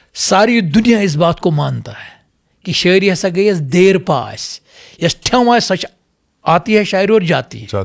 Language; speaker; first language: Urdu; non-native, local second language; Kashmiri